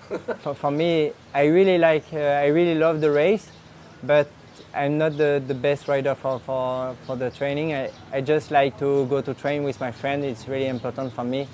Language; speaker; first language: English; non-native, learner; French